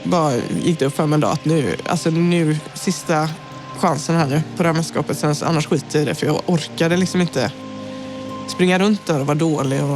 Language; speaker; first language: Swedish; native; Swedish